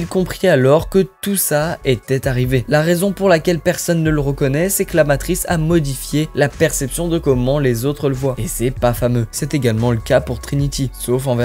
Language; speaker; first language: French; native; French